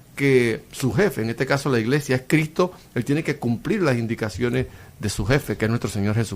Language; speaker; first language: Spanish; native; Spanish